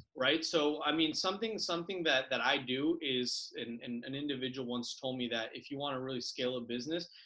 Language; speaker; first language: English; early bilingual, other home language; Spanish